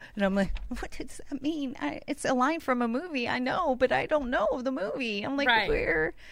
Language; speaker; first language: English; native; English